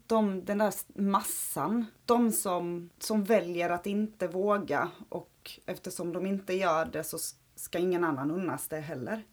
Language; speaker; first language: Swedish; early bilingual, other home language; Romanian